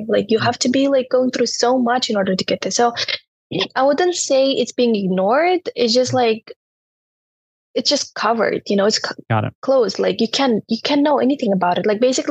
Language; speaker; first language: English; non-native, fluent; Turkmen